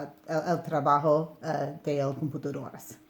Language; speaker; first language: Spanish; non-native, learner; English